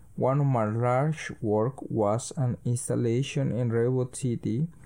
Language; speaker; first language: English; early bilingual, other home language; Spanish